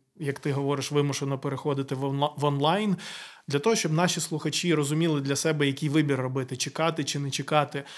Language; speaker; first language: Ukrainian; native; Ukrainian